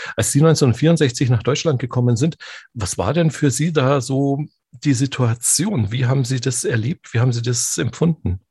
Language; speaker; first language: German; native; German